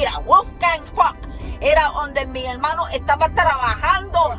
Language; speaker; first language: Spanish; early bilingual, heritage; Spanish